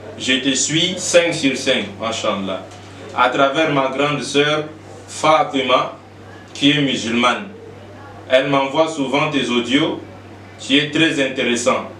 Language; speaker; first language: French; non-native, local second language; Lingala